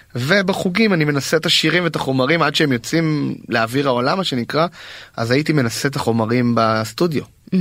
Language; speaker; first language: Hebrew; native; Hebrew